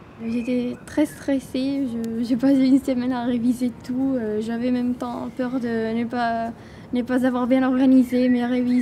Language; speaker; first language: French; non-native, fluent; Italian